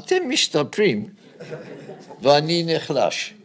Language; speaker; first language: Hebrew; non-native, fluent; English